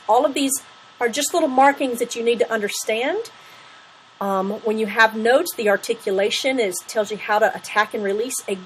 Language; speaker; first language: English; native; English